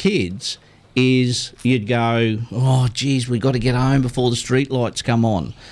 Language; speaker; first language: English; native; English